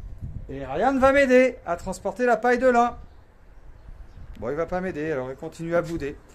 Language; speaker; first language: French; native; French